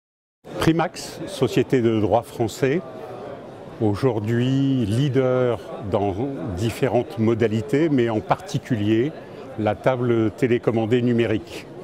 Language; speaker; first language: French; native; French